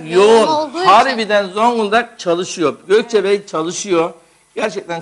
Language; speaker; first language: Turkish; native; Turkish